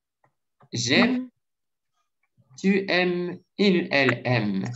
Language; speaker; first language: French; non-native, learner; Russian